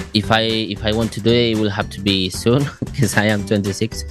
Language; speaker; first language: English; non-native, fluent; Spanish